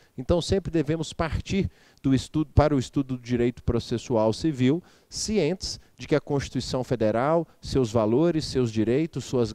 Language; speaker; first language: Portuguese; native; Portuguese